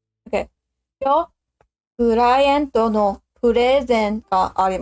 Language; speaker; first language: Japanese; non-native, learner; English